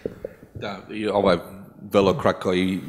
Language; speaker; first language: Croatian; non-native, learner; English